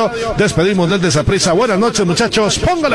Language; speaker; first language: Spanish; native; Spanish